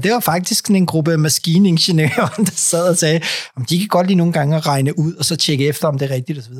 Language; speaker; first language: Danish; native; Danish